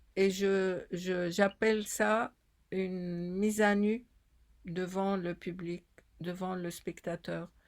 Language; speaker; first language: French; non-native, fluent; Arabic